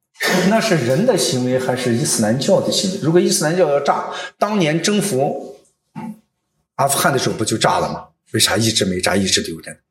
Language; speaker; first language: Chinese; non-native, local second language; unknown